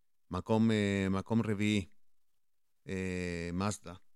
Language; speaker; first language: Hebrew; non-native, fluent; Spanish